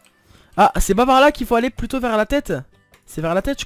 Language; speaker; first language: French; native; French